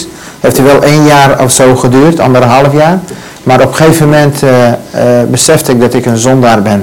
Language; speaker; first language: Dutch; non-native, learner; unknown